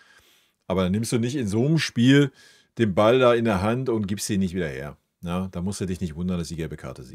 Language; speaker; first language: German; native; German